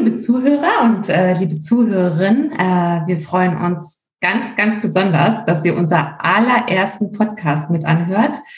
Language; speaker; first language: German; native; German